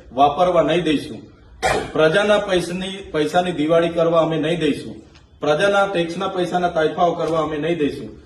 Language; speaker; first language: Gujarati; non-native, local second language; Vasavi